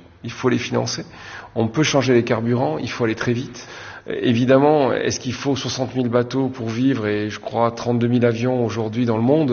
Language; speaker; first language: French; native; French